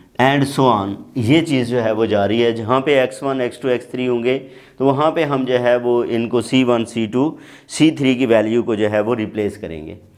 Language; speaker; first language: Urdu; non-native, local second language; Punjabi